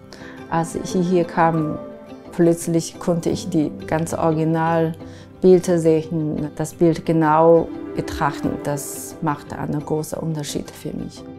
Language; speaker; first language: German; non-native, fluent; Chinese